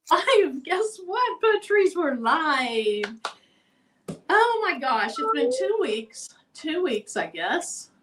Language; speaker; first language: English; native; English